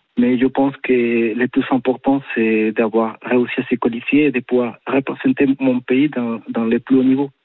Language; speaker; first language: French; non-native, fluent; Spanish